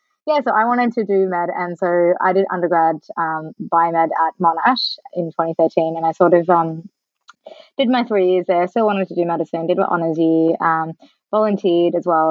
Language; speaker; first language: English; non-native, local second language; Sinhala